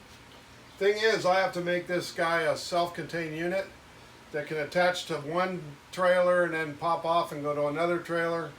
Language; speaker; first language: English; native; English